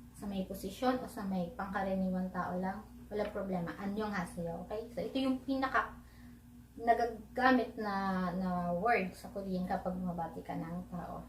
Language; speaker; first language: Filipino; native; Filipino